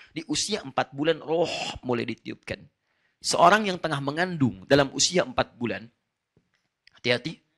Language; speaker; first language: Indonesian; non-native, fluent; Arabic